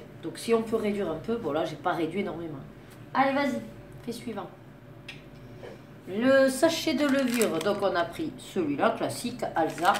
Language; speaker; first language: French; native; French